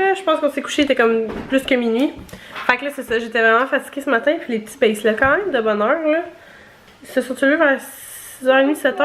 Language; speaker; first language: French; native; French